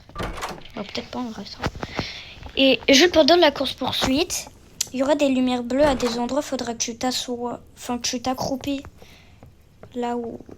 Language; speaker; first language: French; native; French